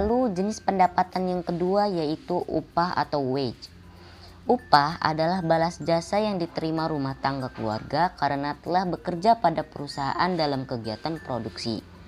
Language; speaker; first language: Indonesian; native; Indonesian